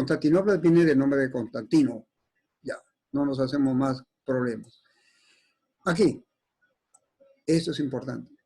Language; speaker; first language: Spanish; native; Spanish